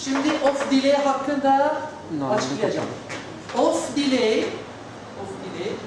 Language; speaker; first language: Turkish; non-native, learner; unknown